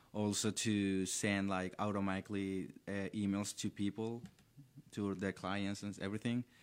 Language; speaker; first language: English; non-native, learner; Spanish